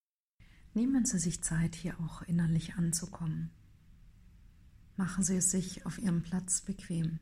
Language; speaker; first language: German; native; German